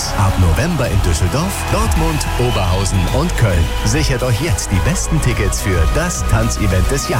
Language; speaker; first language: German; native; German